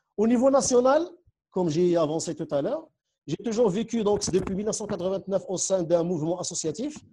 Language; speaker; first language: French; non-native, local second language; Central Atlas Tamazight